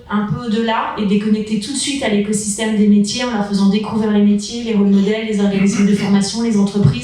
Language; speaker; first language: French; native; French